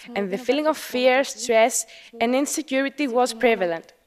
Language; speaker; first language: English; non-native, fluent; Arabic